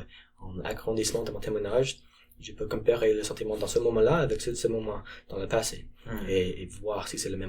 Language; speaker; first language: French; non-native, learner; English